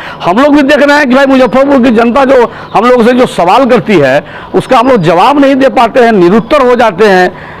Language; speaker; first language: Hindi; native; Hindi